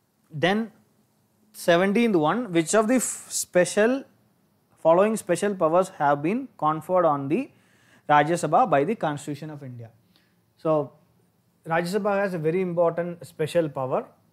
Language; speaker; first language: English; non-native, local second language; Tamil